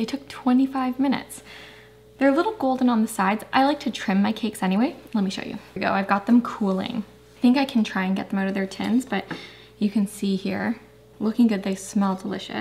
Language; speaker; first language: English; native; English